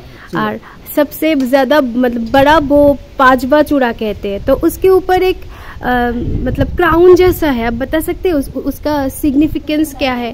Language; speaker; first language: Hindi; non-native, local second language; Bangla